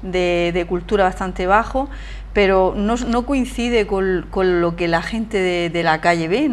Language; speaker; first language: Spanish; native; Spanish